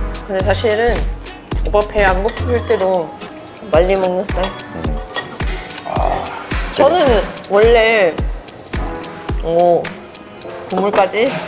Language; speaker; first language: Korean; non-native, fluent; Swedish